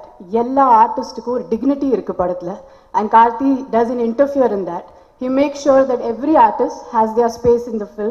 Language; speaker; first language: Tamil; non-native, local second language; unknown